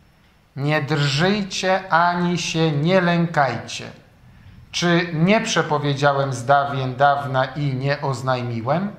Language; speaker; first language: Polish; native; Polish